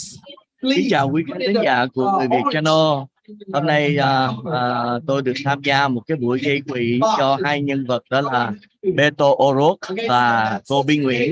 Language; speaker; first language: Vietnamese; native; Vietnamese